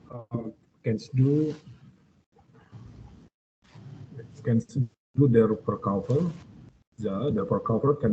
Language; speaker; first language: German; non-native, learner; Indonesian